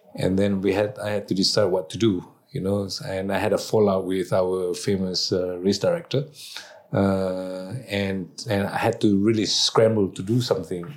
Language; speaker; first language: English; non-native, local second language; Malay